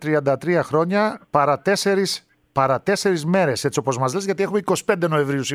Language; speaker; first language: Greek; native; Greek